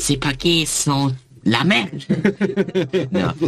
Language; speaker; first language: French; non-native, learner; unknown